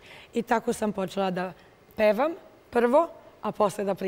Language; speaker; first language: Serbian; non-native, fluent; Romanian